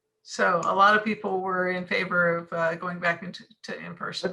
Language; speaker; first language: English; native; English